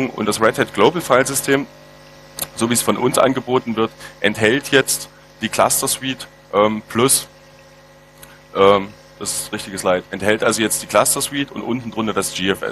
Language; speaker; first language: German; native; German